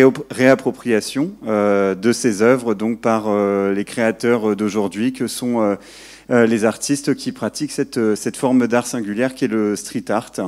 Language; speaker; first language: French; native; French